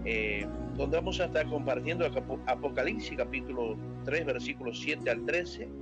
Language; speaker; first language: Spanish; native; Spanish